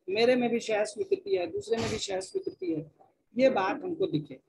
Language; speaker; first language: Hindi; native; Hindi